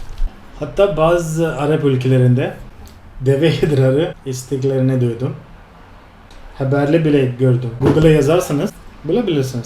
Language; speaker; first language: Turkish; non-native, fluent; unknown